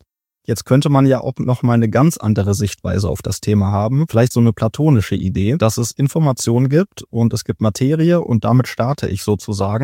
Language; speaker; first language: German; native; German